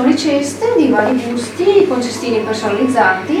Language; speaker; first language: Italian; native; Italian